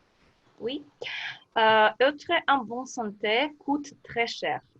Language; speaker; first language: French; non-native, learner; Russian